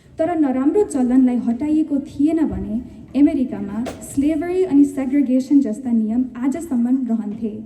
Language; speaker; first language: Nepali; early bilingual, heritage; Nepali